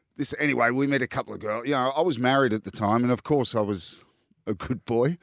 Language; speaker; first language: English; native; English